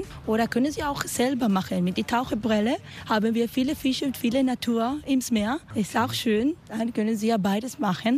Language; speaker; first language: German; non-native, learner; Spanish